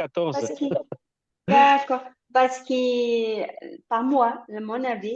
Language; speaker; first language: French; non-native, learner; Portuguese